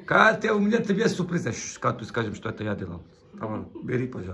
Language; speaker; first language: Russian; non-native, learner; Turkish